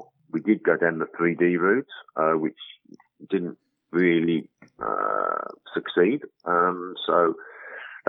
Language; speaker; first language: English; native; English